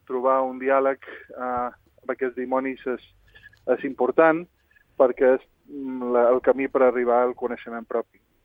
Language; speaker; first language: Catalan; non-native, local second language; Spanish